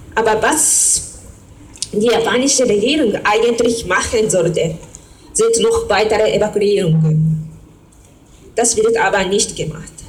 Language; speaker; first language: German; non-native, fluent; Japanese